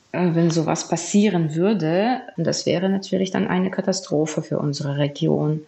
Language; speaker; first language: German; non-native, fluent; Ukrainian